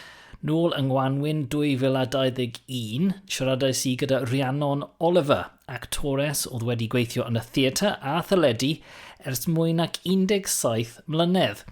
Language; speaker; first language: Welsh; non-native, fluent; English